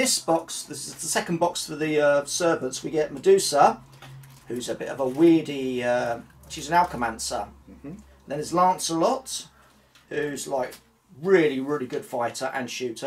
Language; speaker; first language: English; native; English